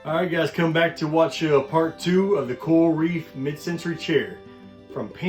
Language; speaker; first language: English; native; English